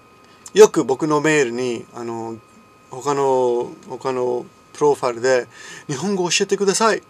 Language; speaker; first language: Japanese; non-native, fluent; English